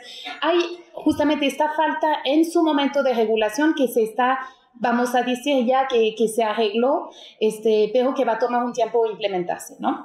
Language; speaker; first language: Spanish; native; Spanish